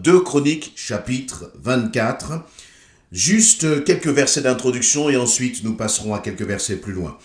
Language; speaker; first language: French; native; French